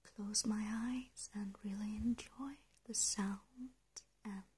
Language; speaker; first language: English; non-native, fluent; Danish